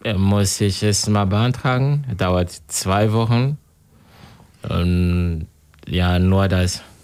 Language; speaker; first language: German; non-native, learner; Kinyarwanda